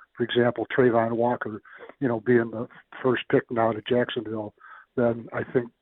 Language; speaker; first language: English; native; English